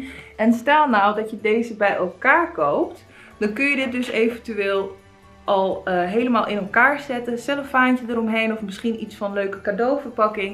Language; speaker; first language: Dutch; native; Dutch